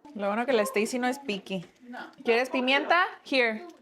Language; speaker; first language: Spanish; early bilingual, other home language; English